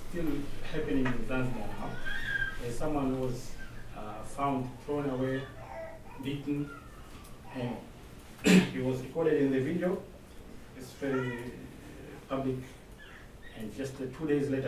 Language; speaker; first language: English; non-native, local second language; Swahili